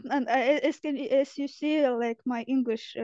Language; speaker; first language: English; non-native, fluent; Ukrainian